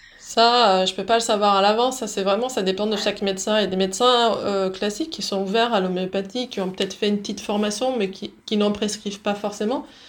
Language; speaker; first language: French; early bilingual, other home language; Dutch